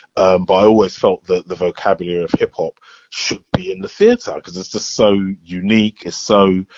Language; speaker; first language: English; native; English